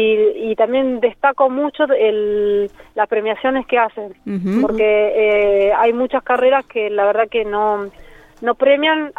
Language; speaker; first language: Spanish; native; Spanish